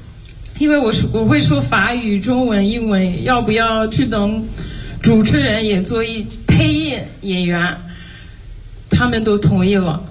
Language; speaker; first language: Chinese; non-native, fluent; French